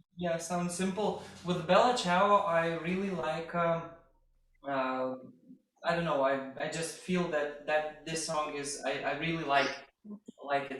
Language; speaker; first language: English; non-native, fluent; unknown